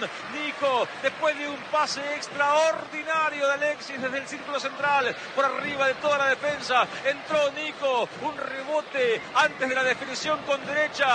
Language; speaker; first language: Spanish; native; Spanish